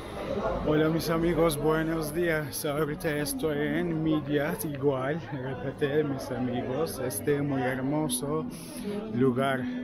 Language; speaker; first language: Spanish; non-native, learner; Turkish